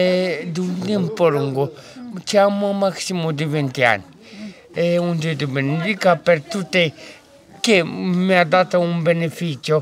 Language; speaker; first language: Italian; non-native, learner; Romanian